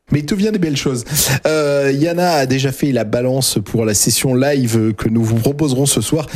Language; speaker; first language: French; native; French